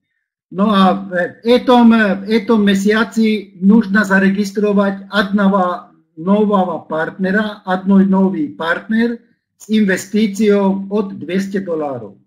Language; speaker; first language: Polish; non-native, learner; Slovak